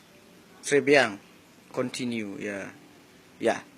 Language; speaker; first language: French; non-native, learner; Indonesian